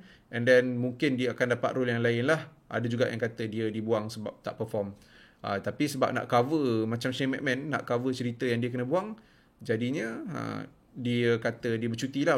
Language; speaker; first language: Malay; native; Malay